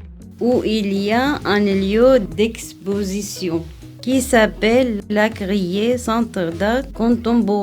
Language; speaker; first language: French; non-native, learner; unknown